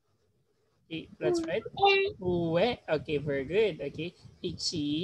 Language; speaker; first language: English; non-native, fluent; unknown